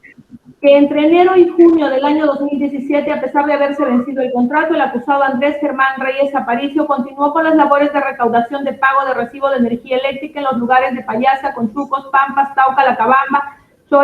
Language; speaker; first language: Spanish; native; Spanish